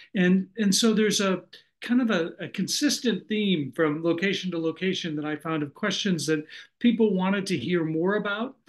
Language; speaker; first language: English; native; English